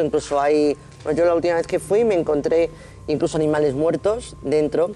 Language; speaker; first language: Spanish; native; Spanish